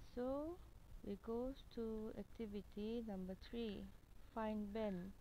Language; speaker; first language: English; non-native, local second language; Malay